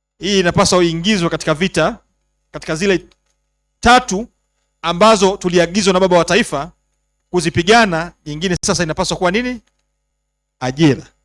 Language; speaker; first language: Swahili; native; Swahili